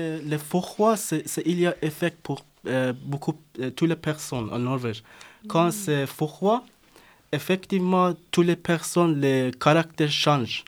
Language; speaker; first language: French; non-native, learner; Persian